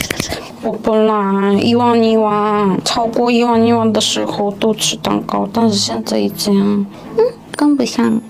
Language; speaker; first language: Chinese; non-native, learner; Korean